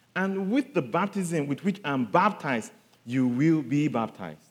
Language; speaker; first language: English; non-native, local second language; Yoruba